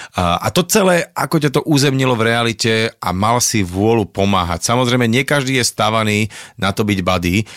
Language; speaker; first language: Slovak; native; Slovak